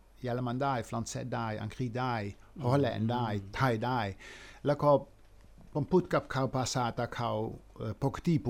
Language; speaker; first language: Thai; non-native, fluent; Dutch